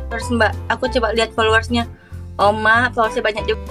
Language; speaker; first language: Indonesian; native; Indonesian